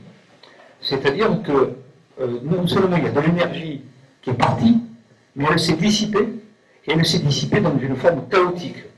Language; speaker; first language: French; native; French